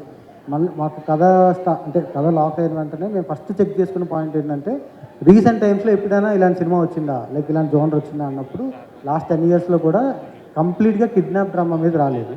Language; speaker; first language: Telugu; native; Telugu